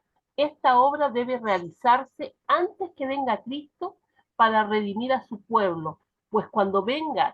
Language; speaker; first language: Spanish; native; Spanish